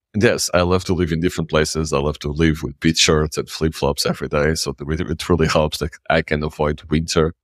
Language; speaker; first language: English; non-native, fluent; Portuguese